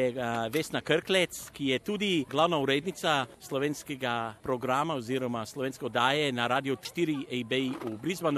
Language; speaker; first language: Slovenian; native; Slovenian